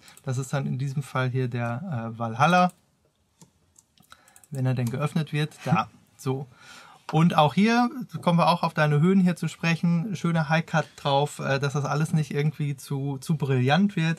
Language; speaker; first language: German; native; German